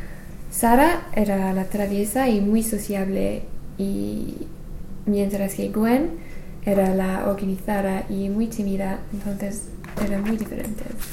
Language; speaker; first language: Spanish; non-native, learner; English